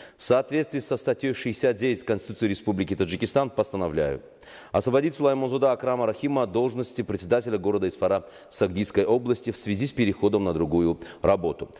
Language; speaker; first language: Russian; non-native, local second language; Tajik